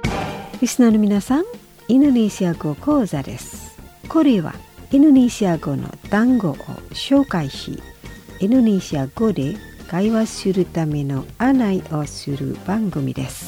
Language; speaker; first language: Japanese; non-native, fluent; Indonesian